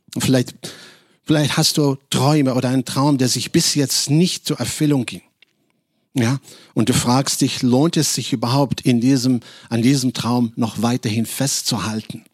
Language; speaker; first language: German; non-native, fluent; Arabic